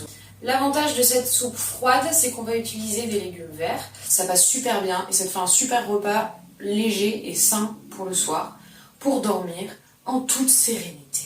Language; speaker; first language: French; native; French